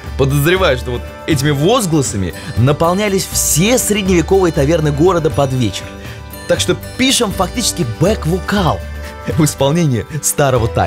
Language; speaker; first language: Russian; native; Russian